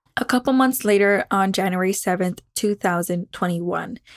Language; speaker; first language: English; early bilingual, other home language; Spanish